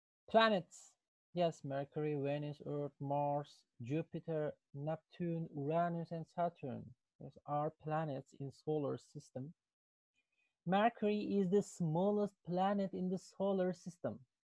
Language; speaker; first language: English; non-native, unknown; Turkish